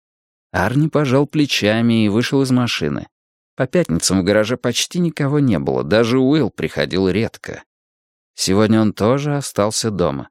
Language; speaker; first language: Russian; native; Russian